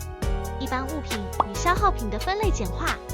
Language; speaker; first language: Chinese; native; Chinese